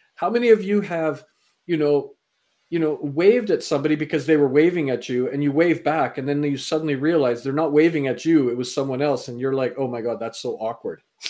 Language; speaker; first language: English; native; English